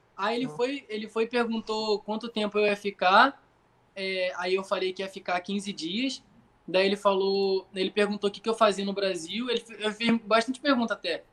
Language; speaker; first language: Portuguese; native; Portuguese